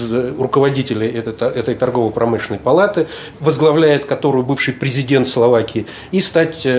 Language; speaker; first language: Russian; native; Russian